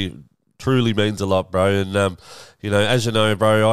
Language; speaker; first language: English; native; English